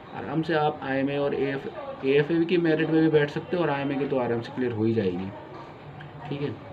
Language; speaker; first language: Hindi; native; Hindi